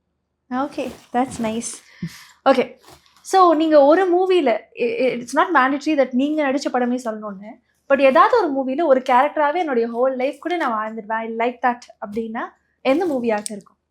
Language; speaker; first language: Tamil; native; Tamil